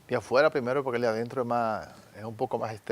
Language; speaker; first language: Spanish; native; Spanish